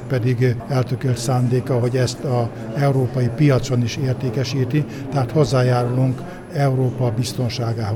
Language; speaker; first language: Hungarian; native; Hungarian